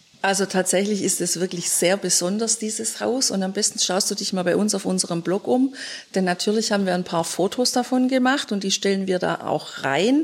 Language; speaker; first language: German; native; German